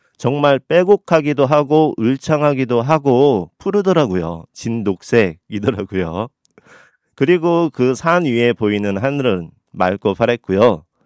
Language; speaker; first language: Korean; native; Korean